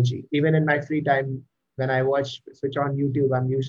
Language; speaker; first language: English; non-native, local second language; Malayalam